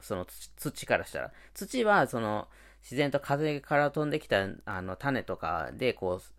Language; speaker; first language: Japanese; native; Japanese